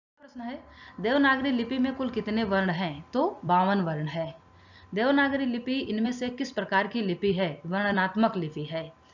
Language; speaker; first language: Hindi; native; Hindi